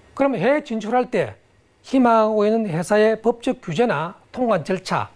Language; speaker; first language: Korean; native; Korean